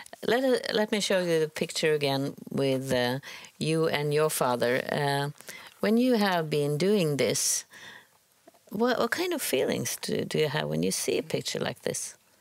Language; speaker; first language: English; non-native, fluent; Swedish